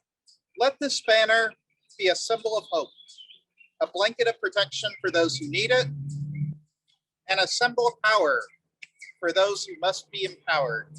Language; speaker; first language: English; native; English